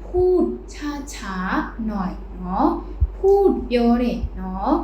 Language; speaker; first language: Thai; non-native, fluent; Burmese